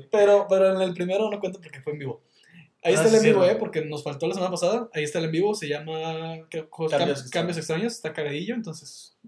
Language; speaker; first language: Spanish; native; Spanish